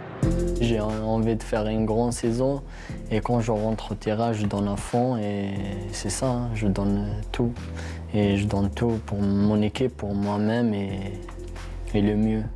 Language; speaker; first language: French; non-native, local second language; Kabyle